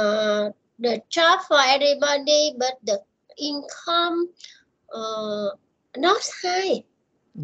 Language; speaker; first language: English; non-native, learner; Vietnamese